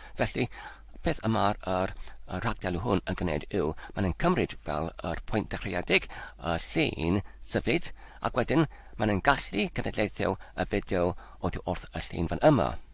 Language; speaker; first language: Welsh; non-native, learner; Polish